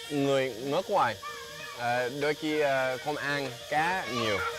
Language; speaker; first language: Vietnamese; non-native, learner; English